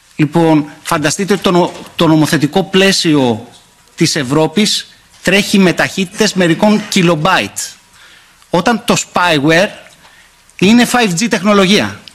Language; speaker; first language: Greek; native; Greek